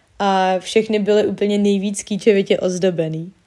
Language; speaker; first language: Czech; native; Czech